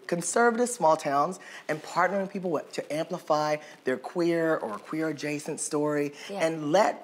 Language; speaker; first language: English; native; English